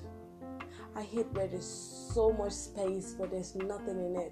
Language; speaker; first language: English; non-native, local second language; Ibibio